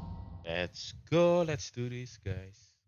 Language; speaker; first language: English; non-native, learner; Indonesian